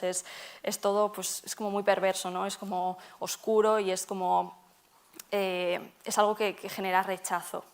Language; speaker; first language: Spanish; native; Spanish